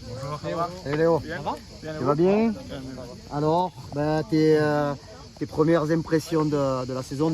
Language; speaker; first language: French; native; French